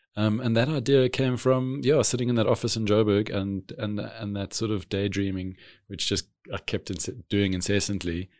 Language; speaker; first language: English; native; English